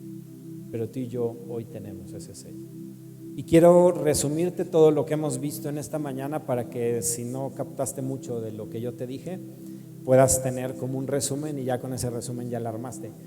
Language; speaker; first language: Spanish; native; Spanish